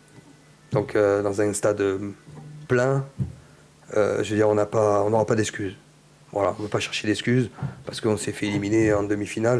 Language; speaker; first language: French; native; French